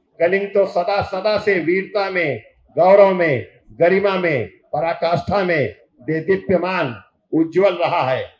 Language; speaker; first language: Hindi; native; Hindi